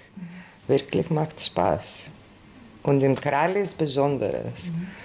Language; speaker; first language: German; non-native, learner; Greek